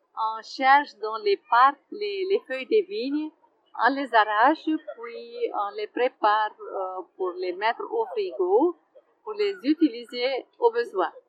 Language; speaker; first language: French; non-native, fluent; Arabic